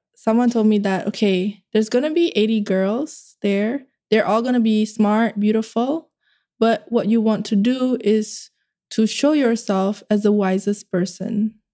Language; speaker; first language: English; early bilingual, other home language; Indonesian